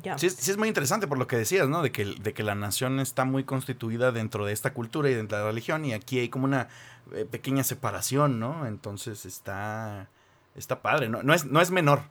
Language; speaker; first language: Spanish; native; Spanish